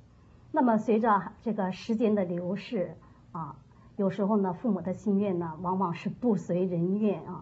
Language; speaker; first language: Chinese; native; Chinese